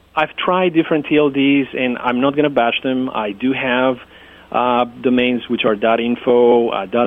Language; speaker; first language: English; non-native, fluent; Greek